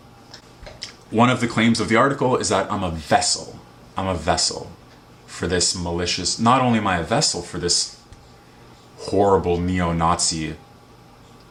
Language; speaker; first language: English; native; English